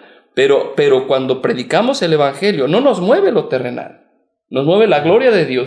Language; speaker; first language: Spanish; native; Spanish